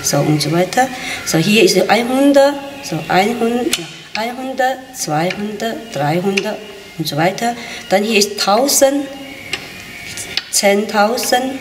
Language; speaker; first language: German; non-native, learner; Chinese